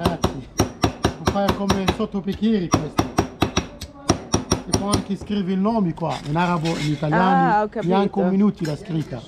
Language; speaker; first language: Italian; non-native, fluent; Arabic